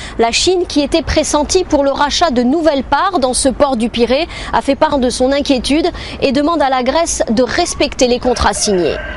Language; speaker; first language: French; native; French